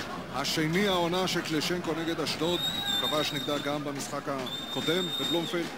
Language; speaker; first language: Hebrew; native; Hebrew